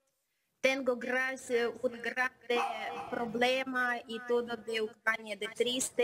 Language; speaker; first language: Spanish; non-native, learner; Ukrainian